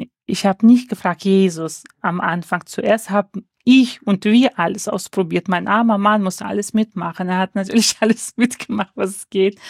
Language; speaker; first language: German; early bilingual, other home language; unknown